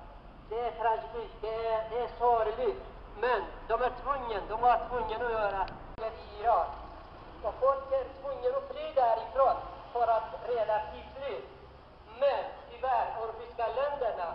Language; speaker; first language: Swedish; non-native, fluent; Persian